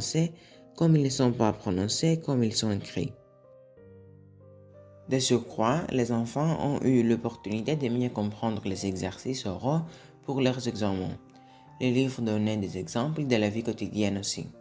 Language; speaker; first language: French; non-native, learner; Greek